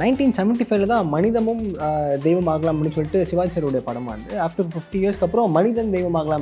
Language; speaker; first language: Tamil; native; Tamil